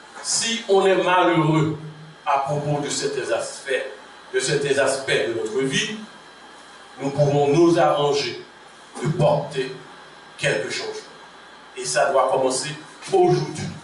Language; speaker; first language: French; non-native, local second language; Haitian Creole